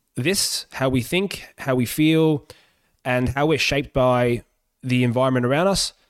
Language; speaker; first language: English; early bilingual, other home language; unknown